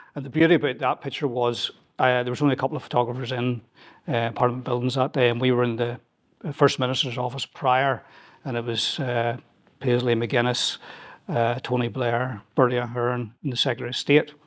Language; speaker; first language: English; native; English